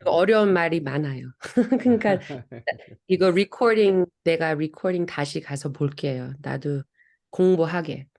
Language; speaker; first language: Korean; early bilingual, heritage; Korean